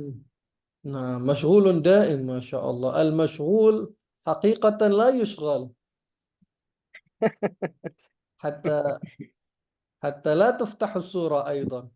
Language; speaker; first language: Arabic; non-native, fluent; Indonesian